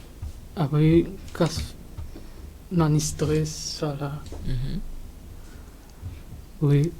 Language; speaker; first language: French; non-native, local second language; Morisyen